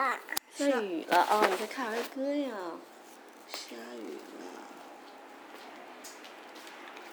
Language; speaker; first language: Chinese; native; Chinese